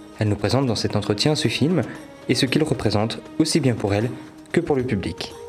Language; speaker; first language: French; native; French